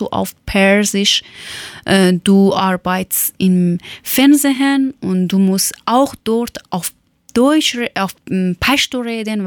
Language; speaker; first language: German; non-native, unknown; Persian